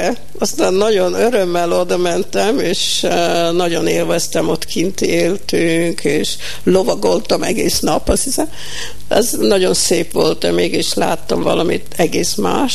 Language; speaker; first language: Hungarian; early bilingual, heritage; Hungarian